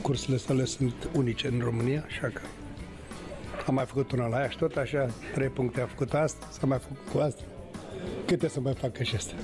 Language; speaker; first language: Romanian; native; Romanian